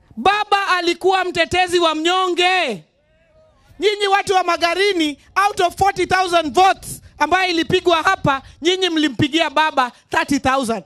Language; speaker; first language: Swahili; non-native, local second language; Luo (Kenya and Tanzania)